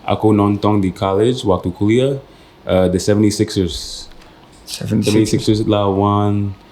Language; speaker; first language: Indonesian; non-native, fluent; English